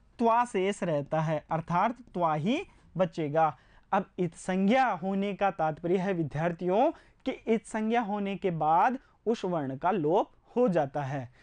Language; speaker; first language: Hindi; native; Hindi